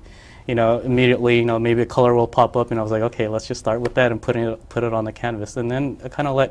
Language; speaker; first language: English; early bilingual, other home language; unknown